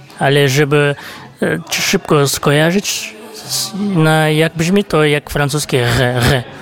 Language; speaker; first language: Polish; non-native, fluent; Kazakh